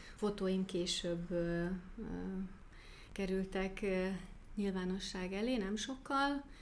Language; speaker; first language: Hungarian; non-native, fluent; German